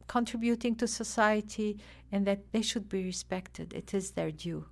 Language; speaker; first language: English; non-native, fluent; Arabic